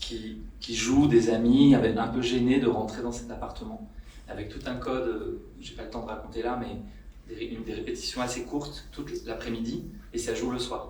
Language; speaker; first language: French; native; French